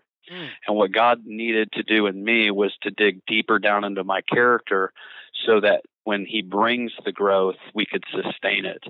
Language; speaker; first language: English; native; English